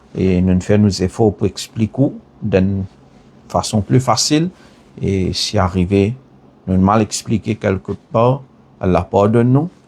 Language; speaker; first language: French; non-native, learner; Morisyen